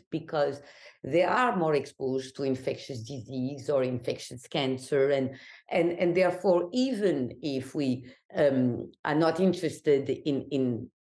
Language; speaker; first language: English; non-native, fluent; Arabic